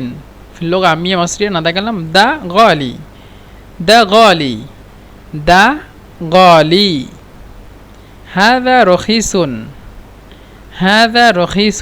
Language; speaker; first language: Arabic; non-native, fluent; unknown